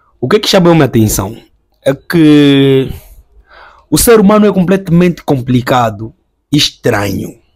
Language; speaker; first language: Portuguese; native; Portuguese